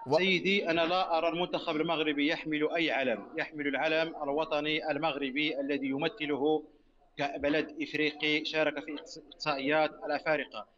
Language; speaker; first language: Arabic; non-native, local second language; Berber languages